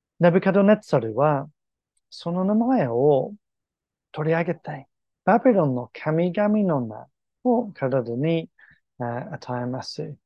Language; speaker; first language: Japanese; non-native, fluent; English